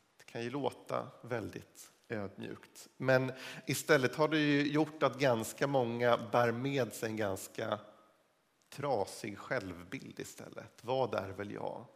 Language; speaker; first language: Swedish; native; Swedish